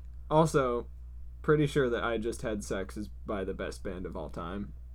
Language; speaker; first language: English; native; English